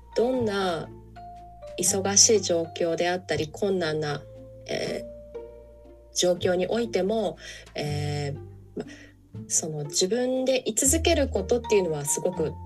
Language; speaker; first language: Japanese; early bilingual, other home language; English